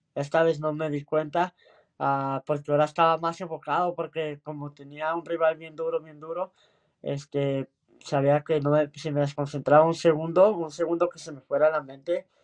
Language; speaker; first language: Spanish; early bilingual, heritage; Spanish